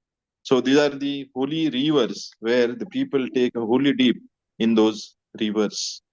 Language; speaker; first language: English; non-native, local second language; Marathi